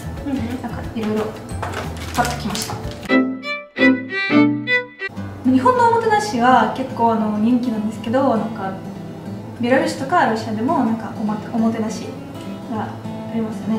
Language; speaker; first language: Japanese; non-native, fluent; Russian